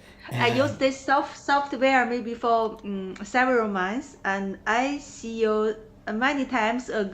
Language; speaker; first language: English; non-native, learner; Chinese